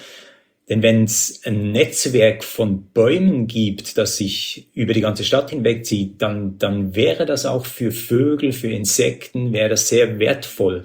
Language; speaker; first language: German; native; German